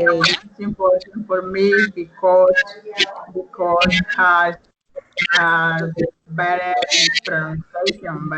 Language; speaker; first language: English; non-native, learner; Spanish